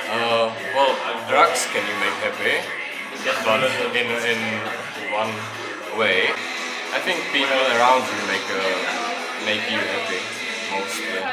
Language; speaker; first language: English; non-native, fluent; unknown